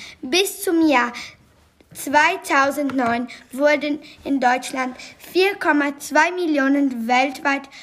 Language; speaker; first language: German; non-native, learner; Portuguese